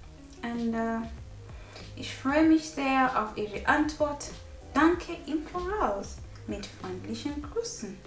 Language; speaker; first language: German; non-native, learner; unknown